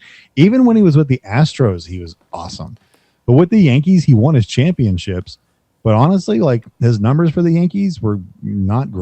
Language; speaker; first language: English; native; English